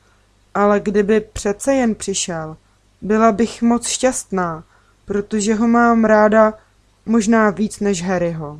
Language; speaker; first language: Czech; native; Czech